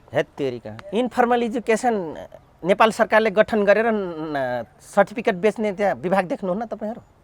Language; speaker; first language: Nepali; non-native, local second language; Dangaura Tharu